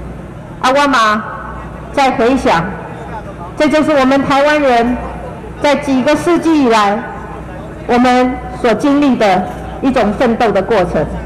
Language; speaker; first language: Chinese; native; Chinese